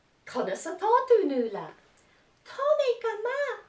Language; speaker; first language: Irish; non-native, local second language; English